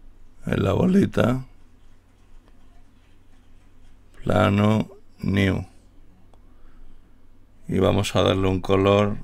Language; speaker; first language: Spanish; native; Spanish